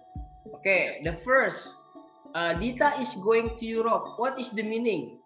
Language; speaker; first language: English; non-native, learner; Indonesian